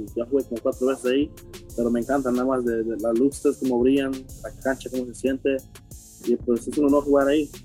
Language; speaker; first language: Spanish; early bilingual, heritage; Spanish